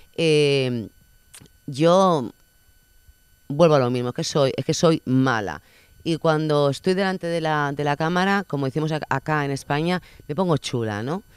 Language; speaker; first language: Spanish; non-native, local second language; Catalan